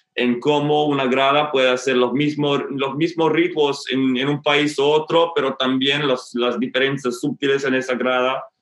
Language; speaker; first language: Spanish; non-native, fluent; English